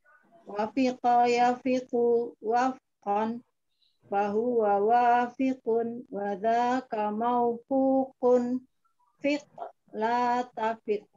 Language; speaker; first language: Arabic; non-native, learner; Indonesian